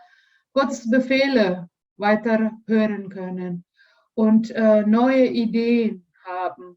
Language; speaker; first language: German; non-native, learner; Indonesian